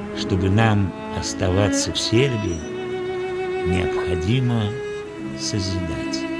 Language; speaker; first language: Russian; native; Russian